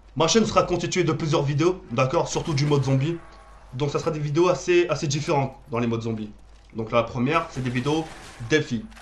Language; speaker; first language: French; early bilingual, other home language; Arabic